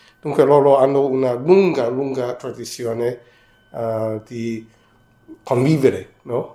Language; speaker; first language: Italian; non-native, fluent; Cantonese